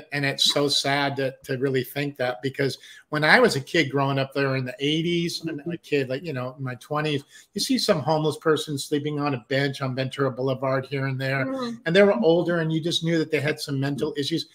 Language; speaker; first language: English; native; English